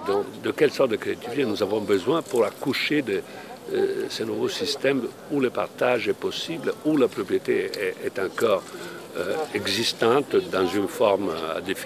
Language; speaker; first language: French; non-native, fluent; Italian